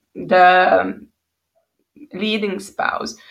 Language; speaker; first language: English; non-native, fluent; Hungarian